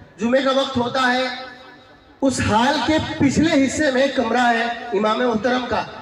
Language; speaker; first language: Urdu; native; Urdu